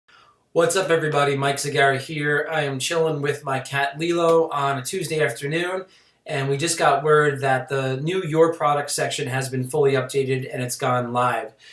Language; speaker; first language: English; native; English